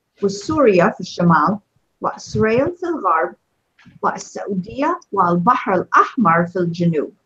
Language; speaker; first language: Arabic; non-native, fluent; English